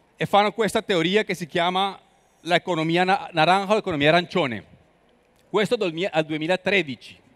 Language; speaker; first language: Italian; non-native, learner; Spanish